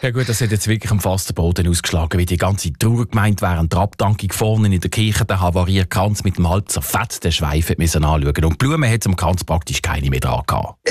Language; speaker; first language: German; native; German